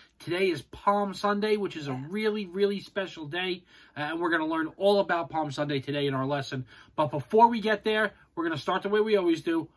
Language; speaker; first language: English; native; English